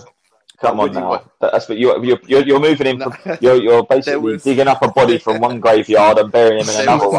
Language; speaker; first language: English; native; English